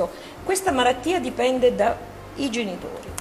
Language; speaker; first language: Italian; native; Italian